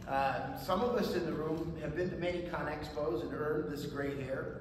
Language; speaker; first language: English; native; English